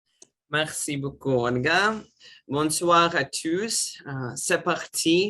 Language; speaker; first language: French; non-native, learner; Russian